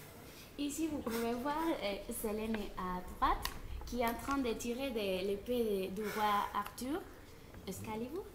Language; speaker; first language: French; non-native, fluent; Spanish